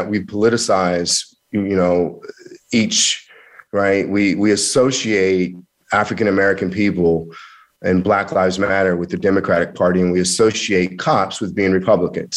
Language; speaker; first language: English; native; English